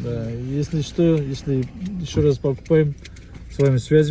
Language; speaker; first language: Russian; non-native, local second language; Kazakh